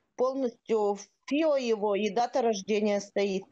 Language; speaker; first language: Russian; native; Russian